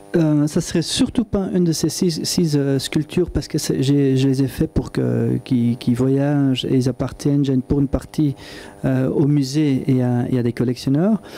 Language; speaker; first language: French; non-native, local second language; Dutch